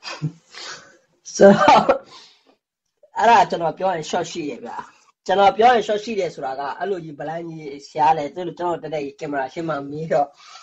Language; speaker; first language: Burmese; non-native, local second language; Rohingya